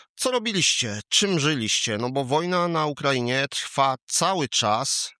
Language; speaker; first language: Polish; native; Polish